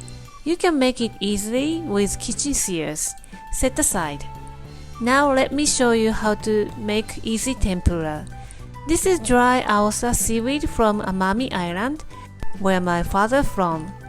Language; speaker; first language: English; non-native, fluent; Japanese